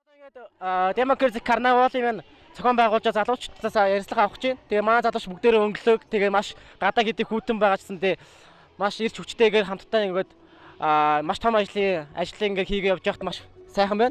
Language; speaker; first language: Mongolian; native; Mongolian